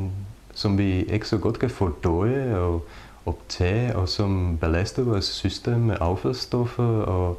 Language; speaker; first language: Danish; non-native, fluent; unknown